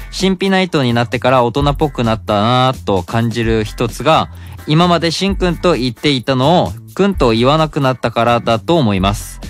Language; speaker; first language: Japanese; non-native, fluent; Korean